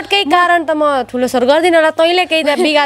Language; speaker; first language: Nepali; native; Nepali